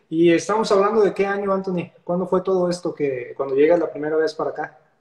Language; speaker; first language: Spanish; native; Spanish